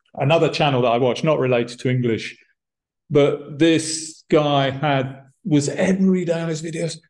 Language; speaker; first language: English; native; English